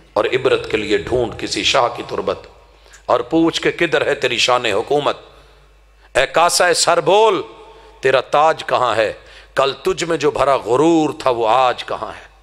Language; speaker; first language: Urdu; non-native, local second language; Punjabi